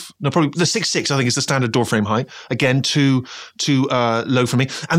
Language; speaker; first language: English; native; English